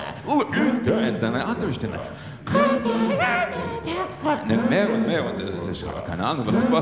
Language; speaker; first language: German; non-native, learner; English